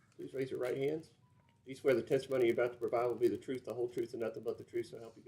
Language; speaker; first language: English; native; English